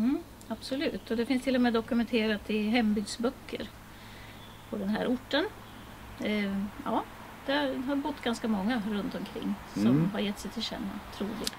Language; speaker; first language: Swedish; native; Swedish